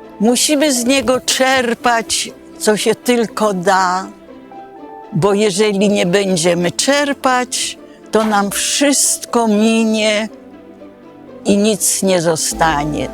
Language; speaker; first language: Polish; native; Polish